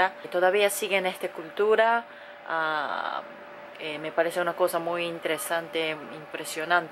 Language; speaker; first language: Spanish; non-native, learner; Japanese